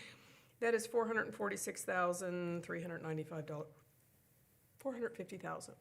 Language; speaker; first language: English; native; English